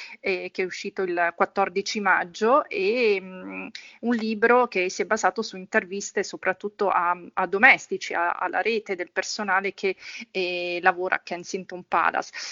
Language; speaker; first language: Italian; native; Italian